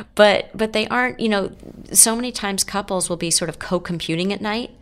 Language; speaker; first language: English; native; English